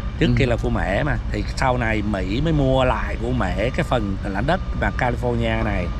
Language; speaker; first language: Vietnamese; native; Vietnamese